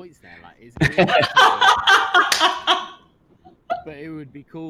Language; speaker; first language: English; native; English